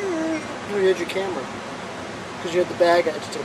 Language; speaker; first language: English; native; English